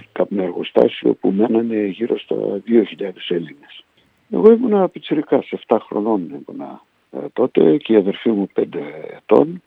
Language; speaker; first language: Greek; early bilingual, heritage; Greek